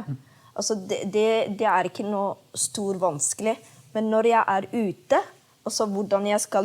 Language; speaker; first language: Norwegian; non-native, fluent; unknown